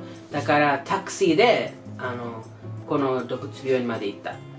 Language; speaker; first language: Japanese; non-native, learner; English